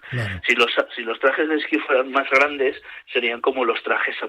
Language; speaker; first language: Spanish; native; Spanish